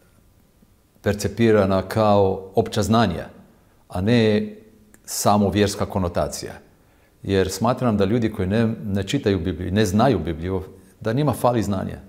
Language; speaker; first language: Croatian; non-native, fluent; Hebrew